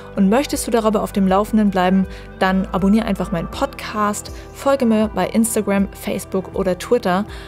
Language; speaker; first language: German; native; German